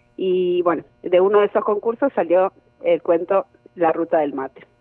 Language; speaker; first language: Spanish; native; Spanish